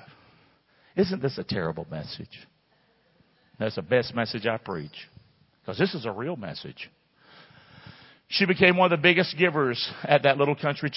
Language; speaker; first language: English; native; English